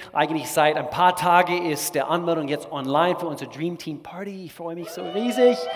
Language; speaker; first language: German; non-native, fluent; English